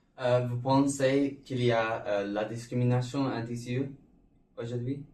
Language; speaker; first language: French; non-native, learner; English